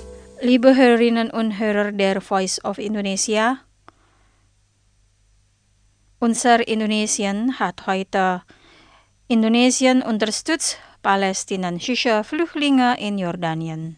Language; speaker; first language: German; non-native, fluent; Indonesian